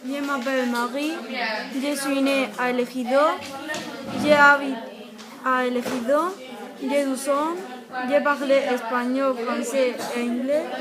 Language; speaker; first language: French; non-native, learner; Spanish